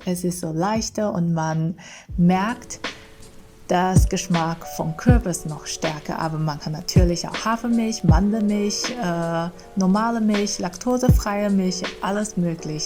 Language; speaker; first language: German; non-native, fluent; Chinese